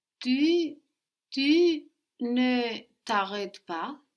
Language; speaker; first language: French; non-native, learner; English